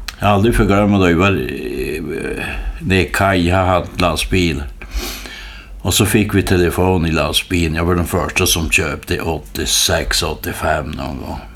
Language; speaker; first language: Swedish; native; Swedish